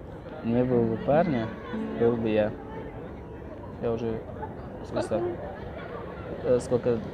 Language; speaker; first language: Russian; non-native, local second language; Tajik